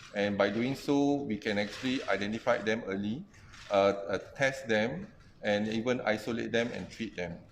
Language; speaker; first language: English; non-native, local second language; Malay